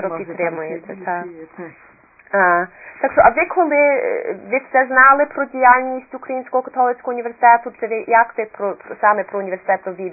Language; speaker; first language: Ukrainian; early bilingual, heritage; Ukrainian